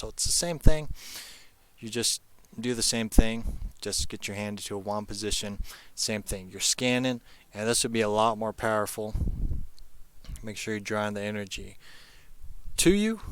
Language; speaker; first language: English; native; English